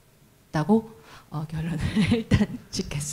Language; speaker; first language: Korean; native; Korean